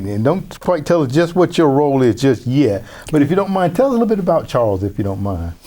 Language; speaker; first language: English; native; English